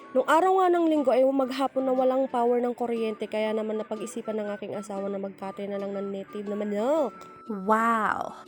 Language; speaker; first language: Filipino; non-native, local second language; Bikol